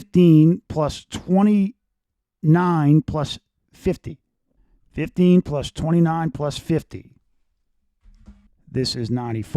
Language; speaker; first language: English; native; English